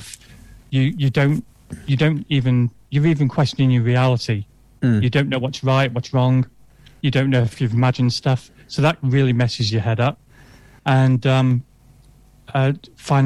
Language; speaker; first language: English; native; English